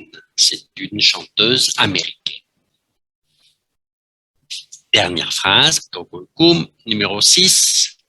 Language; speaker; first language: French; non-native, fluent; Vietnamese